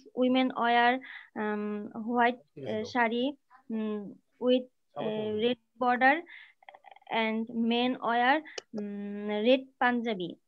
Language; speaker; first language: English; non-native, learner; Bangla